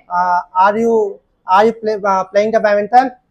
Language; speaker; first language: English; non-native, learner; Hindi